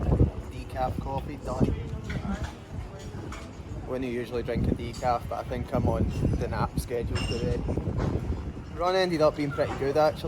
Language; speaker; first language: English; native; English